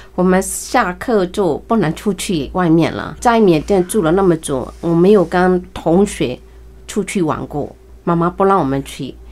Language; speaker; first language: Chinese; early bilingual, heritage; Chinese